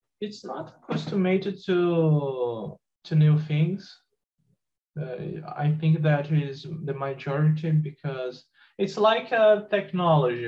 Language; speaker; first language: English; non-native, learner; Portuguese